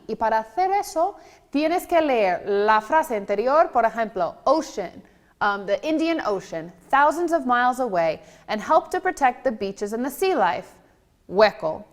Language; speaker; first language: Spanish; non-native, fluent; English